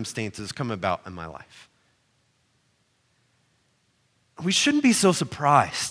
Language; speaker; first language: English; native; English